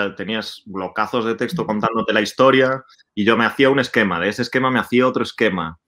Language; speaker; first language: Spanish; native; Spanish